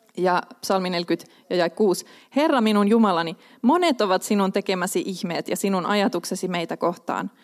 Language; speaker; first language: Finnish; non-native, local second language; Swedish